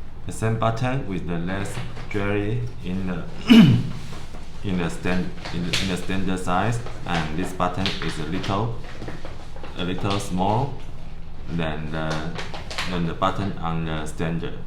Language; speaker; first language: English; non-native, learner; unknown